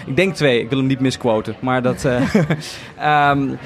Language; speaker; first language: Dutch; native; Dutch